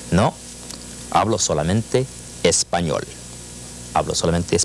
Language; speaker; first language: Spanish; non-native, fluent; English